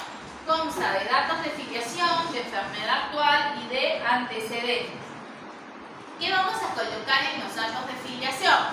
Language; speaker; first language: Spanish; native; Spanish